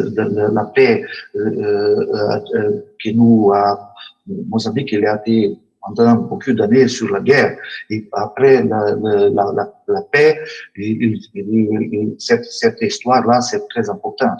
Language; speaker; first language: French; non-native, learner; Portuguese